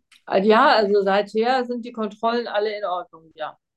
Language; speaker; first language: German; native; German